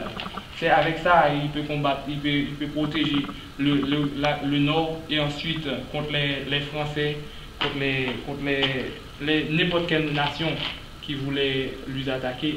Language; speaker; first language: French; non-native, local second language; Haitian Creole